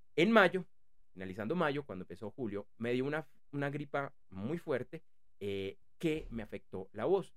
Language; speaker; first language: Spanish; native; Spanish